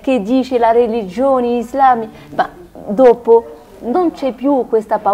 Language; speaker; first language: Italian; non-native, learner; Arabic